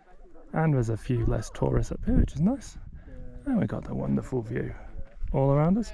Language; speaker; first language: English; native; English